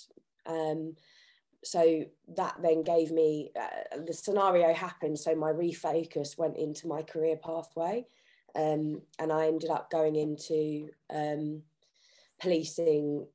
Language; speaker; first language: English; native; English